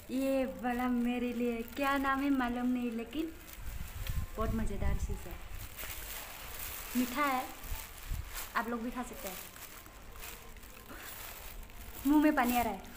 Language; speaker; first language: Hindi; non-native, local second language; Bodo